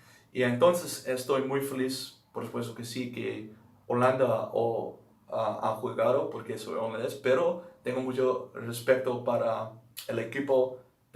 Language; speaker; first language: Spanish; non-native, learner; Dutch